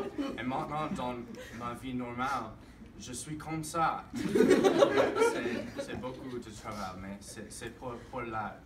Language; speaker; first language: French; non-native, learner; English